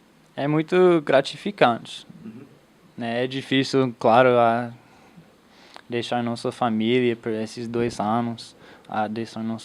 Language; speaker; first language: Portuguese; non-native, fluent; English